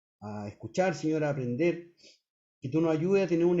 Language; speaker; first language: Spanish; native; Spanish